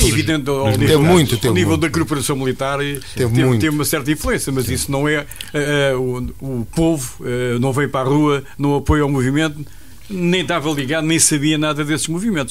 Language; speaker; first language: Portuguese; native; Portuguese